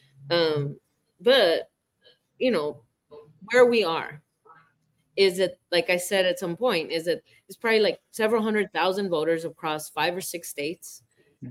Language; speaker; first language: English; early bilingual, other home language; Spanish